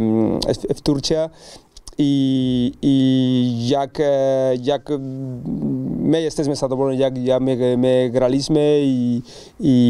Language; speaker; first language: Polish; non-native, learner; Spanish